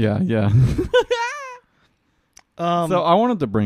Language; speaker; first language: English; native; English